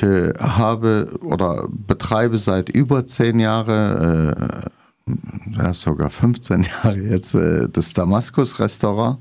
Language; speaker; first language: German; non-native, fluent; Arabic